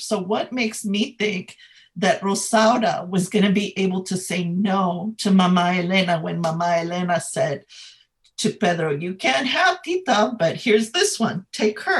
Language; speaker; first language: English; native; English